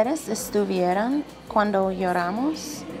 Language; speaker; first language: Spanish; non-native, fluent; English